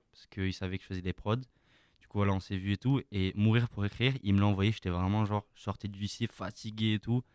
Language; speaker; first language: French; native; French